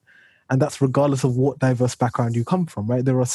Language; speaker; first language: English; native; English